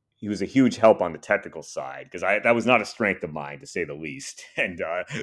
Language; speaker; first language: English; native; English